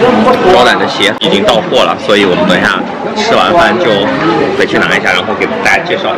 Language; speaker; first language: Chinese; native; Chinese